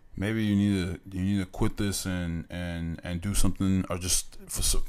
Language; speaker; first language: English; native; English